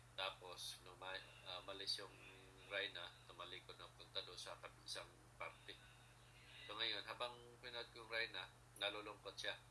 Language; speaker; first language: Filipino; non-native, local second language; Cebuano